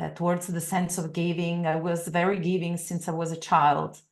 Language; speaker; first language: English; non-native, fluent; Italian